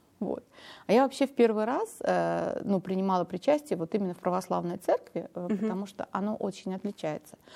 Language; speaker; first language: Russian; non-native, local second language; Armenian